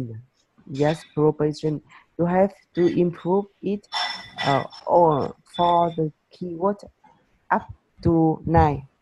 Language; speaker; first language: English; non-native, learner; Vietnamese